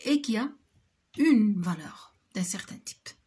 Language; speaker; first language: French; non-native, local second language; Arabic